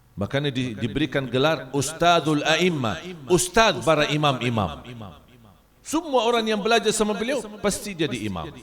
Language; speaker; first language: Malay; non-native, fluent; Arabic